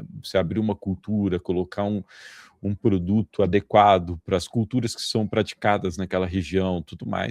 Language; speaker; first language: Portuguese; native; Portuguese